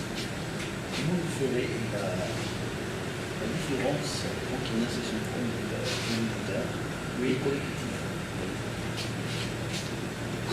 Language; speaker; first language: French; non-native, fluent; Portuguese